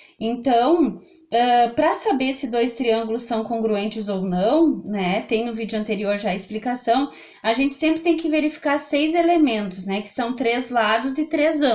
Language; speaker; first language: Portuguese; native; Portuguese